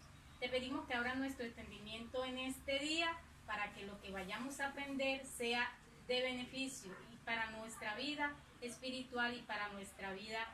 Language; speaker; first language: Spanish; native; Spanish